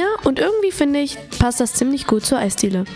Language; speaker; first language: German; native; German